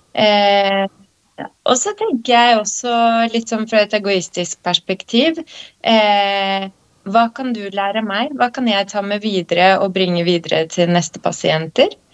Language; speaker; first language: Norwegian; early bilingual, other home language; Polish